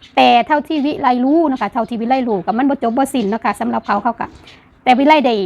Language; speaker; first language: Thai; non-native, local second language; Northeastern Thai